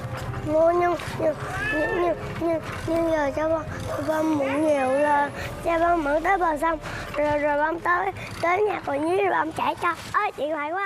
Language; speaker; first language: Vietnamese; native; Vietnamese